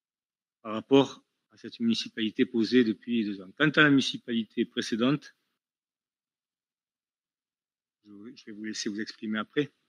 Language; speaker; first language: French; native; French